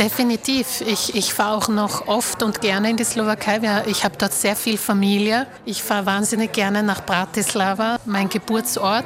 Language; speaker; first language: German; early bilingual, other home language; Slovak